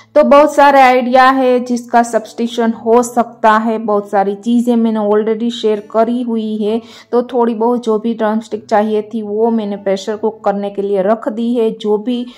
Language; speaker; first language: Hindi; non-native, local second language; Gujarati